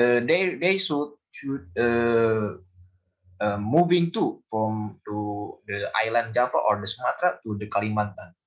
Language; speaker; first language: English; non-native, learner; Indonesian